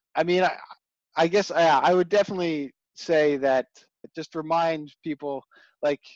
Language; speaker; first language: English; native; English